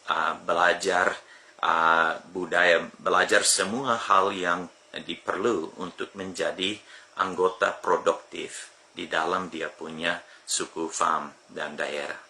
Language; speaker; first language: Indonesian; non-native, fluent; English